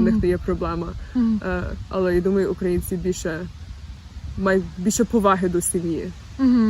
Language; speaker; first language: Ukrainian; early bilingual, other home language; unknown